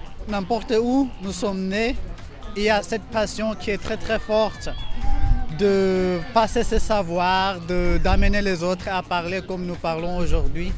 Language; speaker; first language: French; non-native, fluent; Zulu